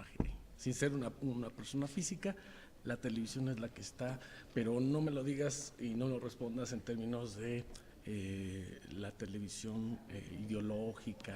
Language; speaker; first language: Spanish; native; Spanish